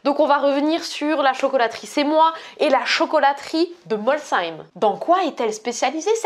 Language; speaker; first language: French; native; French